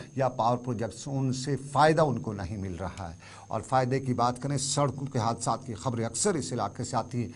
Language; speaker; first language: Urdu; non-native, local second language; Kashmiri